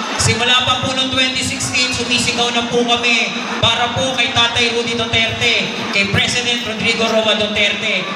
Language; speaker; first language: Filipino; native; Filipino